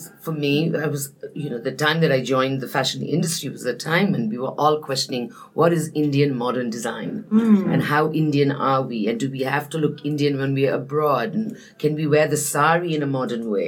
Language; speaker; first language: English; non-native, local second language; Nepali